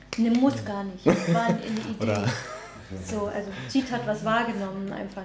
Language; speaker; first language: German; native; German